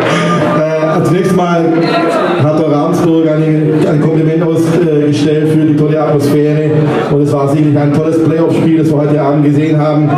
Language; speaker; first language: German; native; German